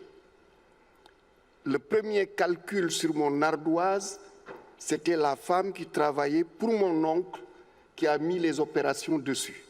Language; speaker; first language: French; non-native, local second language; Wolof